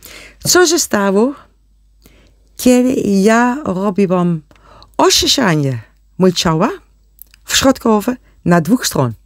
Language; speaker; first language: Polish; non-native, learner; Dutch